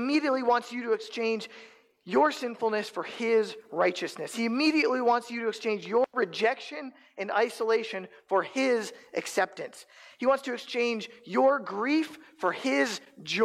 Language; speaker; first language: English; native; English